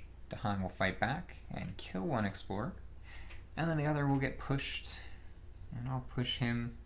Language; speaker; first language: English; native; English